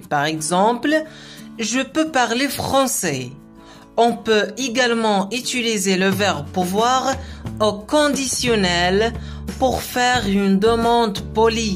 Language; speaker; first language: French; non-native, local second language; Arabic